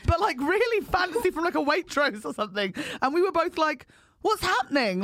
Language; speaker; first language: English; native; English